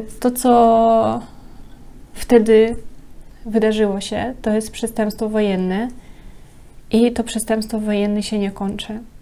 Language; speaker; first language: Polish; non-native, fluent; Russian